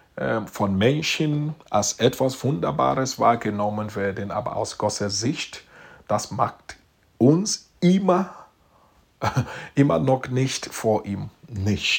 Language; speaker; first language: German; non-native, fluent; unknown